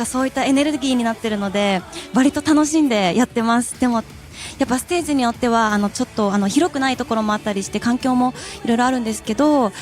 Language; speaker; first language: Japanese; native; Japanese